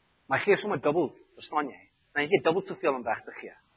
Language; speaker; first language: Afrikaans; non-native, fluent; German